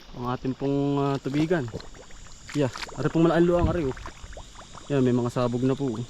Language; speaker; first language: Filipino; native; Filipino